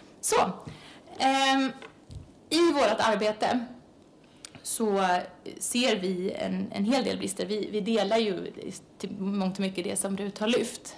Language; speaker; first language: Swedish; native; Swedish